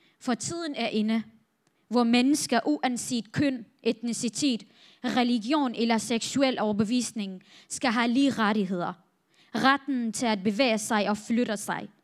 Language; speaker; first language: Danish; non-native, fluent; Central Kurdish